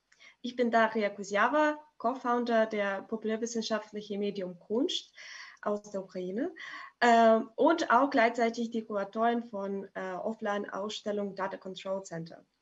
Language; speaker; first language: German; non-native, fluent; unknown